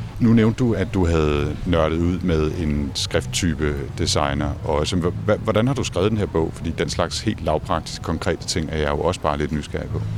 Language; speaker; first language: Danish; native; Danish